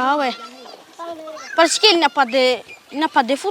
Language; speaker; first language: French; non-native, learner; Malagasy